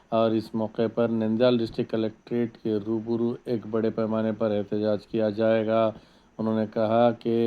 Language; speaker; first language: Urdu; native; Urdu